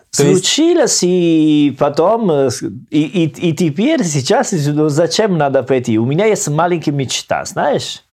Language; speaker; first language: Russian; non-native, learner; Italian